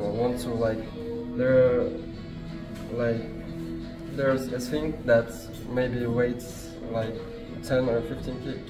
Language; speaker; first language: English; non-native, learner; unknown